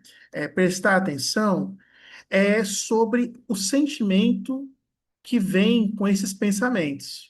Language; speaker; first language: Portuguese; native; Portuguese